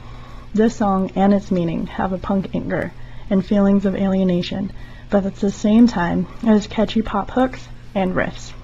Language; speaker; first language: English; native; English